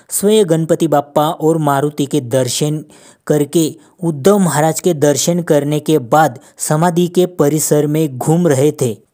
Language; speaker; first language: Hindi; non-native, local second language; Marathi